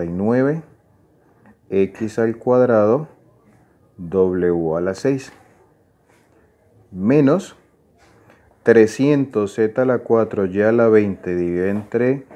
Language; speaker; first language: Spanish; native; Spanish